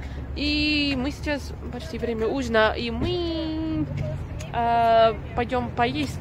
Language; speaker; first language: Russian; non-native, fluent; English